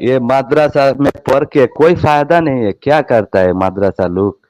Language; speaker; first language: Hindi; non-native, learner; Bangla